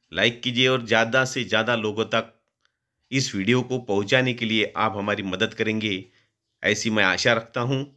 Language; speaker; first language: Hindi; non-native, local second language; Marathi